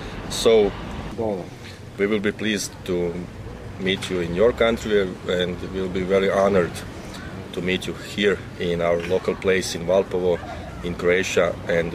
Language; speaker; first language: English; non-native, learner; Croatian